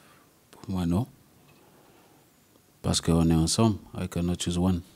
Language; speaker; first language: French; non-native, learner; English